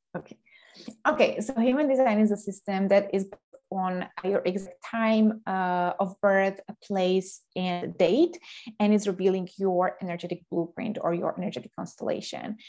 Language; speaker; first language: English; non-native, fluent; Slovak